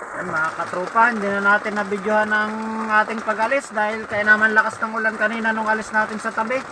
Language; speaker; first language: Filipino; native; Filipino